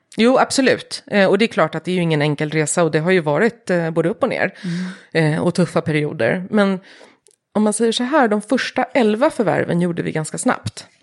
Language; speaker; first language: Swedish; early bilingual, heritage; Swedish